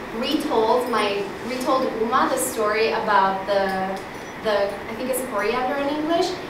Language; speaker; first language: English; early bilingual, other home language; Spanish